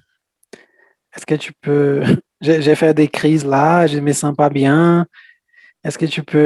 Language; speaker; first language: French; non-native, fluent; Portuguese